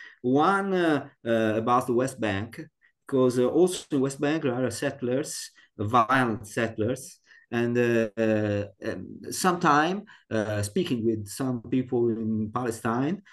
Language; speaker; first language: English; non-native, learner; Italian